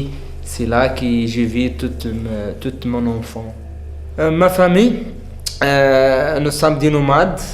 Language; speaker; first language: French; non-native, learner; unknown